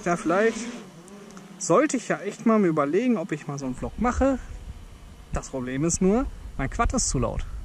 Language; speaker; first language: German; native; German